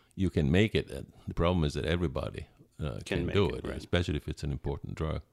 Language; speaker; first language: English; non-native, fluent; Italian